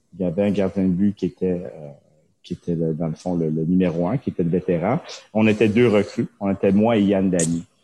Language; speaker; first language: French; early bilingual, other home language; Japanese